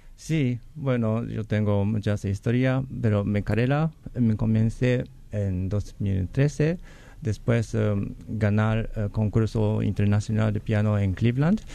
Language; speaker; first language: Spanish; non-native, learner; Japanese